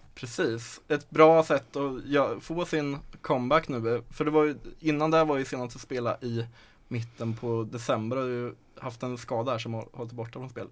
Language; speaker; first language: Swedish; native; Swedish